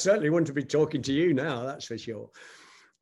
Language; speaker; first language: English; native; English